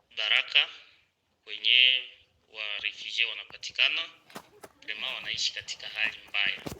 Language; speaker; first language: Swahili; native; Swahili